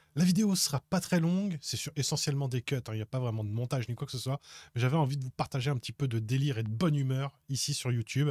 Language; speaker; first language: French; native; French